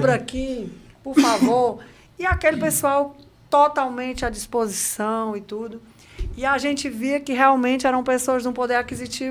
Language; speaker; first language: Portuguese; native; Portuguese